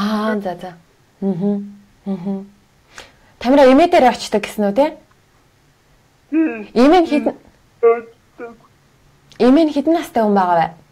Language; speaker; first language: Mongolian; native; Mongolian